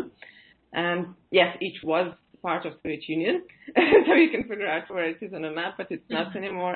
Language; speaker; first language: English; non-native, fluent; Russian